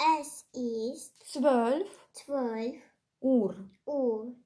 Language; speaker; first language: German; non-native, learner; Ukrainian